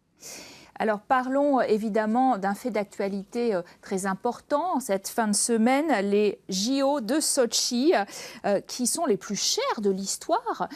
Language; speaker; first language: French; native; French